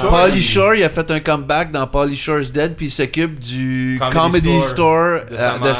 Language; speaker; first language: French; native; French